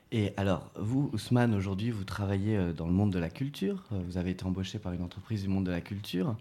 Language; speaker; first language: French; native; French